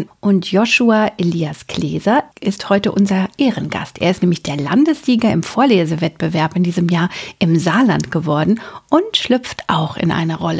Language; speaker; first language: German; native; German